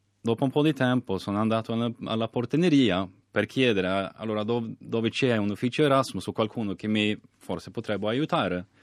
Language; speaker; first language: Italian; non-native, fluent; Swedish